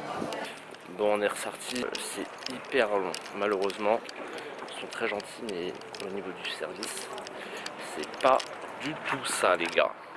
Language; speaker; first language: French; native; French